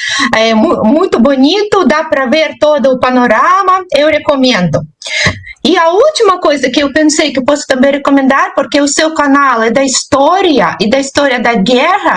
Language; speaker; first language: Portuguese; non-native, fluent; Russian